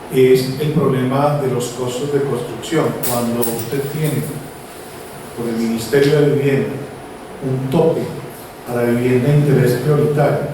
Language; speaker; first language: Spanish; native; Spanish